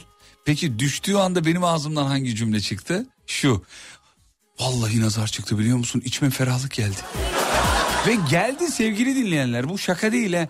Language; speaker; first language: Turkish; native; Turkish